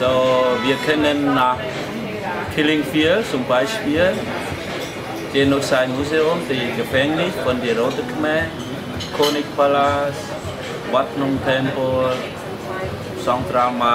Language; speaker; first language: German; non-native, learner; Khmer